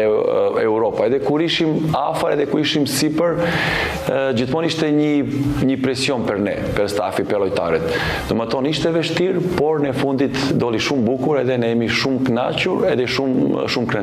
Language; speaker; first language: Albanian; non-native, learner; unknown